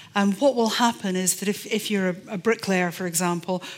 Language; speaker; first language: English; native; English